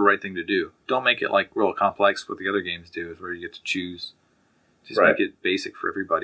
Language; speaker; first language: English; native; English